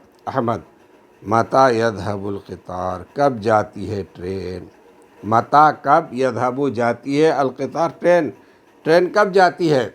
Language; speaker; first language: Urdu; native; Urdu